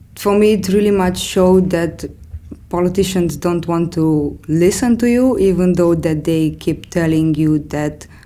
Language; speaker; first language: English; non-native, fluent; Romanian